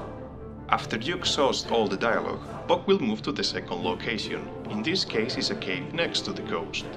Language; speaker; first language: English; non-native, fluent; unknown